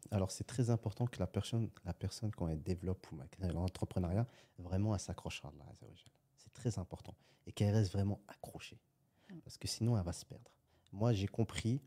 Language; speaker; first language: French; native; French